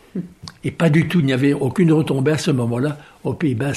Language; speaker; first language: French; native; French